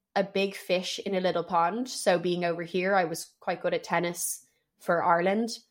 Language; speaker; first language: English; native; English